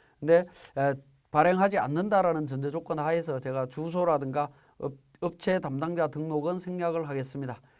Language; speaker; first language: Korean; native; Korean